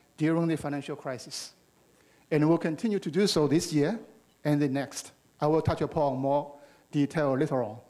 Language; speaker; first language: English; non-native, fluent; Chinese